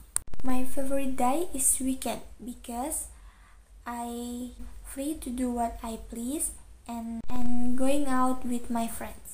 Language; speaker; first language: English; non-native, learner; Indonesian